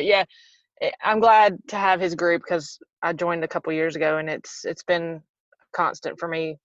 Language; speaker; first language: English; native; English